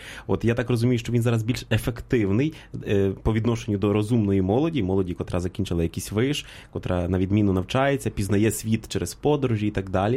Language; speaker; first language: Ukrainian; native; Ukrainian